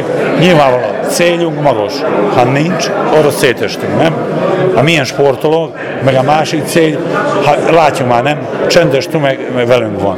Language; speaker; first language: Hungarian; non-native, fluent; Serbian